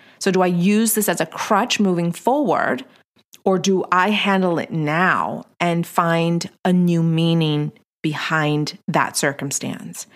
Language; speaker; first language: English; early bilingual, other home language; Spanish